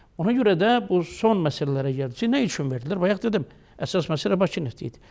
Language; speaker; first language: Azerbaijani; native; Azerbaijani